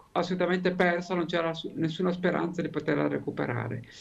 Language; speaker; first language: Italian; native; Italian